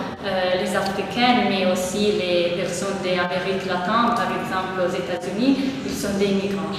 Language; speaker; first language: French; non-native, fluent; Italian